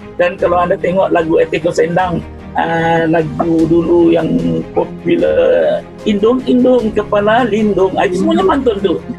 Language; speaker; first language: Malay; native; Malay